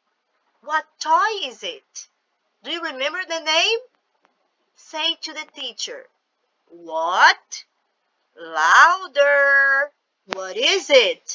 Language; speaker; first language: English; non-native, fluent; Portuguese